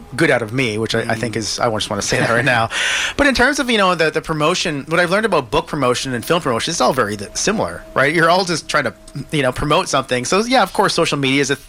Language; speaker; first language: English; native; English